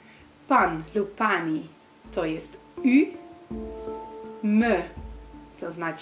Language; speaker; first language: Polish; non-native, learner; Dutch